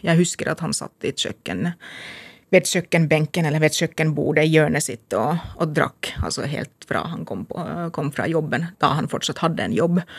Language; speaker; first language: Norwegian; non-native, fluent; Finnish